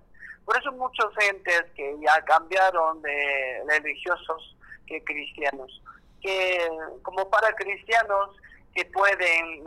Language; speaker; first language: Spanish; non-native, learner; Korean